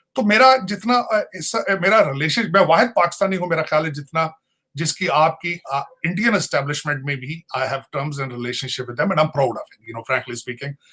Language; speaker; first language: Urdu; non-native, local second language; Punjabi